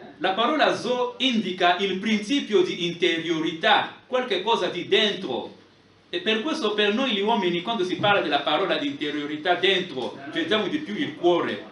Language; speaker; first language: Italian; non-native, fluent; Lingala